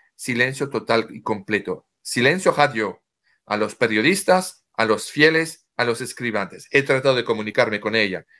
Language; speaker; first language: Spanish; non-native, fluent; French